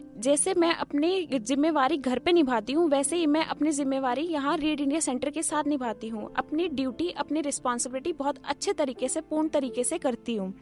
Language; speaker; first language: Hindi; native; Hindi